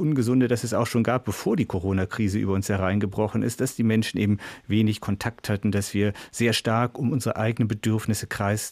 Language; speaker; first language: German; native; German